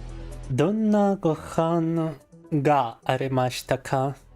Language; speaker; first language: Japanese; non-native, learner; Russian